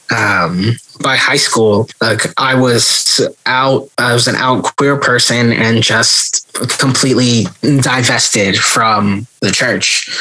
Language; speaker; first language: English; native; English